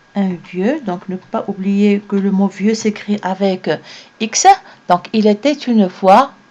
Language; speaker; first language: French; non-native, local second language; Arabic